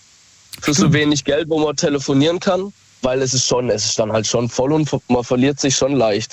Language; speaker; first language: German; native; German